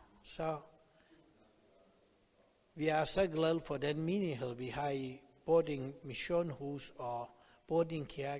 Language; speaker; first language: Danish; non-native, learner; Persian